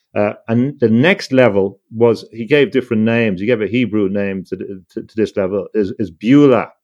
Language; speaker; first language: English; native; English